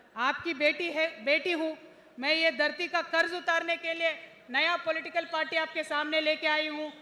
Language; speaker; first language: Hindi; non-native, local second language; Telugu